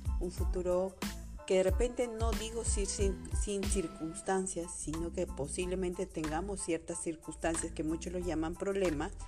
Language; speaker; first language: Spanish; native; Spanish